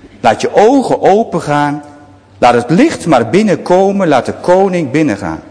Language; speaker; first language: Dutch; native; Dutch